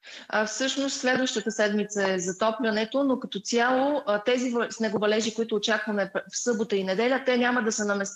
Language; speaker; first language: Bulgarian; native; Bulgarian